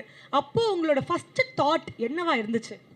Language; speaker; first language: Tamil; native; Tamil